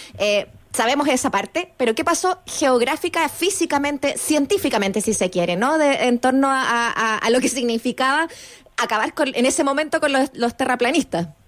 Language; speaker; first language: Spanish; native; Spanish